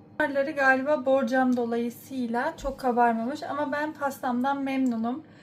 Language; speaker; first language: Turkish; early bilingual, heritage; Turkish